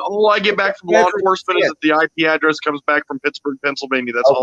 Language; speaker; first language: English; native; English